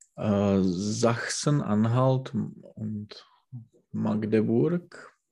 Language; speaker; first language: German; non-native, learner; Czech